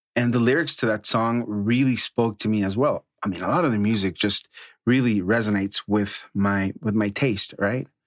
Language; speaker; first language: English; early bilingual, other home language; Spanish